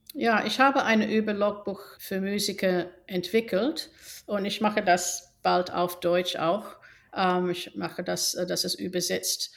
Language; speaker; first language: German; non-native, fluent; English